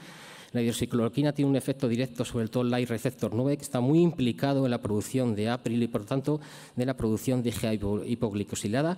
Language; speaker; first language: Spanish; native; Spanish